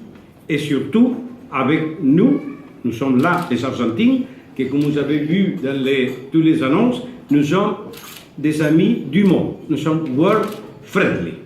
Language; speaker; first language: French; non-native, fluent; Spanish